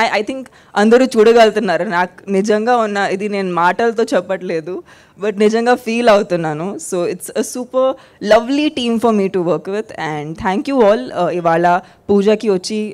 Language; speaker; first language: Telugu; non-native, fluent; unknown